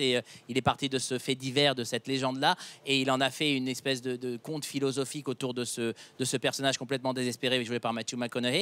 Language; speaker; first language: French; native; French